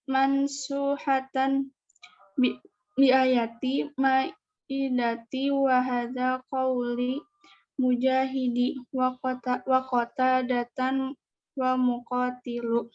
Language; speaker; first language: Arabic; non-native, learner; Indonesian